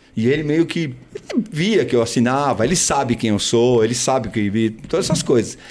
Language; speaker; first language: Portuguese; early bilingual, other home language; Spanish